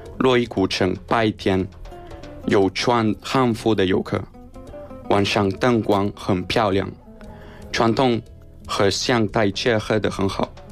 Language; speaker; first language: Chinese; non-native, learner; Spanish